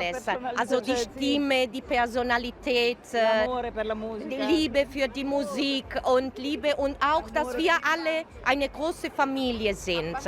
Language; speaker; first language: German; non-native, learner; Italian